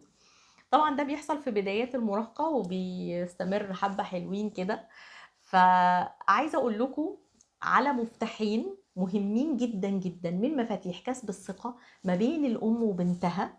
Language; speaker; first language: Arabic; native; Arabic